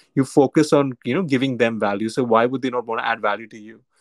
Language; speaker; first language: English; non-native, local second language; Hindi